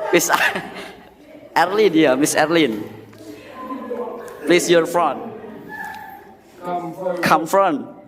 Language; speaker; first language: English; non-native, learner; Indonesian